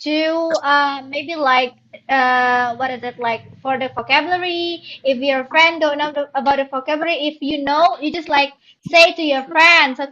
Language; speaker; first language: English; non-native, learner; Indonesian